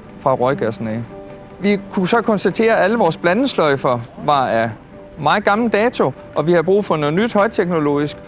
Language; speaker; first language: Danish; native; Danish